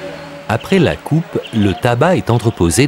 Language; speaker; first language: French; native; French